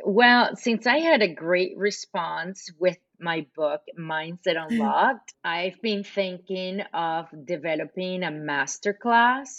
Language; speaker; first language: English; non-native, fluent; Spanish